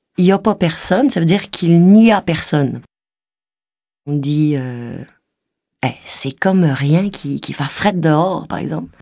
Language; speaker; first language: French; native; French